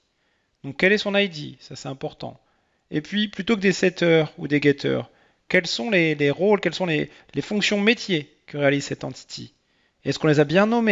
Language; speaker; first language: French; native; French